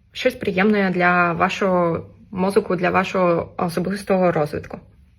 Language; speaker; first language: Ukrainian; non-native, fluent; Russian